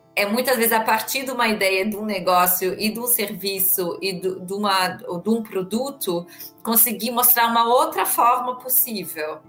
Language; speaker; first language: Portuguese; non-native, fluent; German